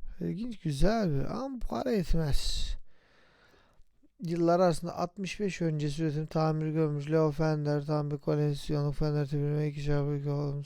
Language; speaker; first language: Turkish; native; Turkish